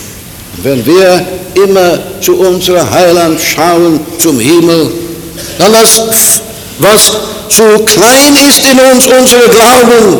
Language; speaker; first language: German; non-native, fluent; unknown